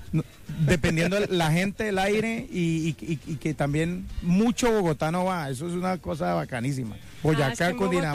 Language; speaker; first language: Spanish; native; Spanish